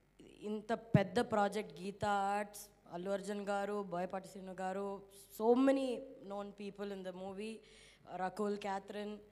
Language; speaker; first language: Telugu; non-native, fluent; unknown